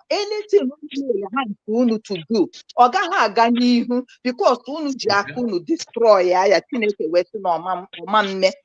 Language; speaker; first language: Igbo; native; Igbo